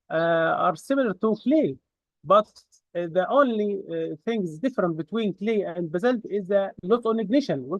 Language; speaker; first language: English; non-native, fluent; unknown